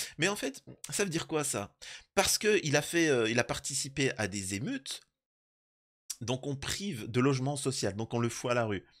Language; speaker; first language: French; native; French